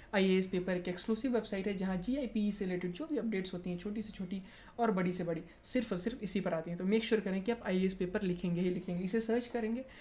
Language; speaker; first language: Hindi; non-native, local second language; Marathi